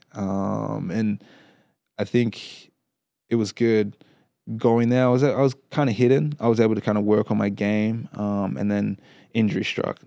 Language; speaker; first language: English; native; English